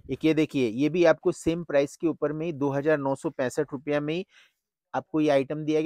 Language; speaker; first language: Hindi; non-native, local second language; Bangla